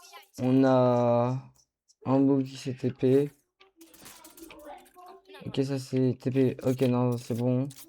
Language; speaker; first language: French; native; French